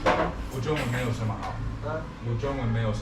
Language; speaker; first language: Chinese; non-native, learner; English